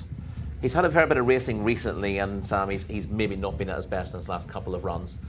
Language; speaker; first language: English; native; English